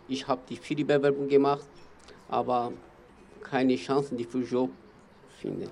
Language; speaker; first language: German; non-native, learner; Kurdish